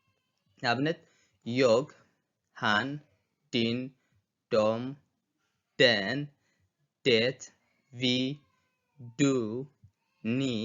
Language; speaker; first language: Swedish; non-native, fluent; Tigrinya